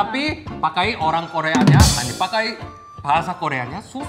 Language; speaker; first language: Indonesian; non-native, fluent; Korean